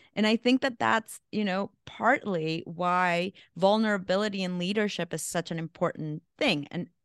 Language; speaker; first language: English; non-native, fluent; Spanish